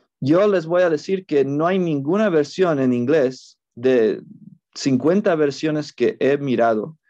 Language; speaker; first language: Spanish; non-native, fluent; English